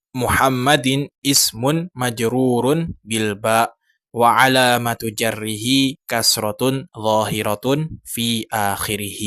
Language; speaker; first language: Arabic; non-native, fluent; Indonesian